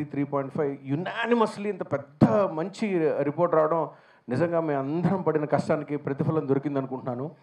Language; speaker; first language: Telugu; native; Telugu